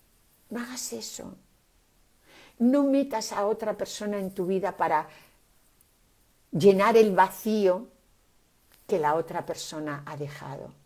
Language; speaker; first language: Spanish; native; Spanish